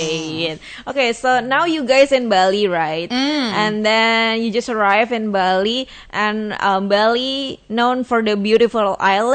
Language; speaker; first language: English; non-native, fluent; Indonesian